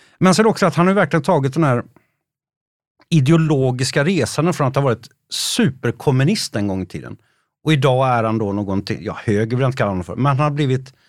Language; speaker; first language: Swedish; native; Swedish